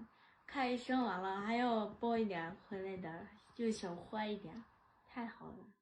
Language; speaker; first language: Chinese; non-native, learner; Lao